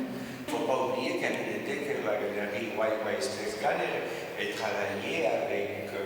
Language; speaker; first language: French; non-native, fluent; Spanish